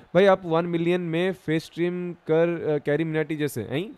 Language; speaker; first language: Hindi; non-native, local second language; Bangla